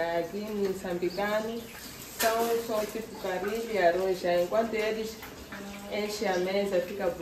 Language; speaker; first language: Portuguese; non-native, local second language; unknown